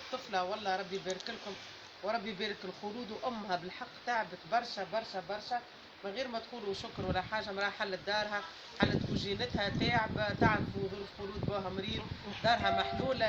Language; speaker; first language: Arabic; native; Arabic